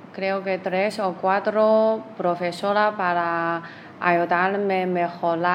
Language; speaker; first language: Spanish; non-native, learner; Chinese